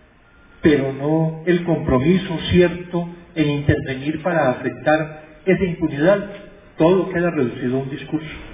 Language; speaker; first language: Spanish; native; Spanish